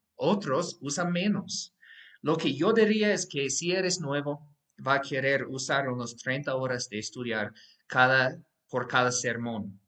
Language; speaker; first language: Spanish; non-native, fluent; English